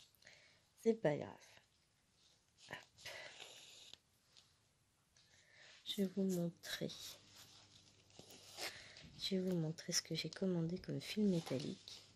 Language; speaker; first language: French; native; French